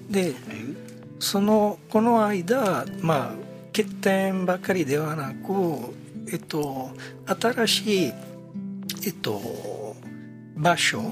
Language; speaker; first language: Japanese; non-native, fluent; Italian